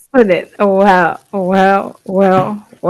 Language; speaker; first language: English; non-native, learner; Haitian Creole